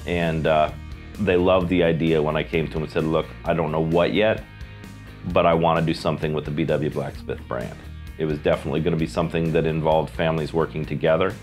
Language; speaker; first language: English; native; English